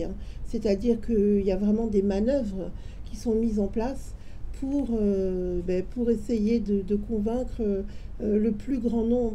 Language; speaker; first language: French; native; French